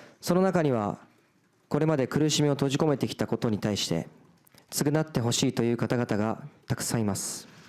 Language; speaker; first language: Japanese; early bilingual, other home language; Portuguese